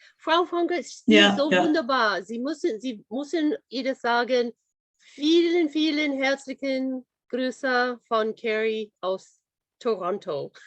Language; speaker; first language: German; non-native, fluent; English